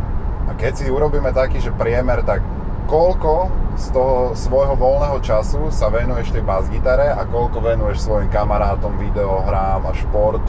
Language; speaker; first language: Slovak; native; Slovak